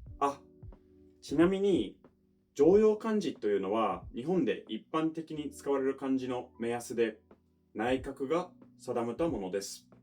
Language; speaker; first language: Japanese; non-native, fluent; English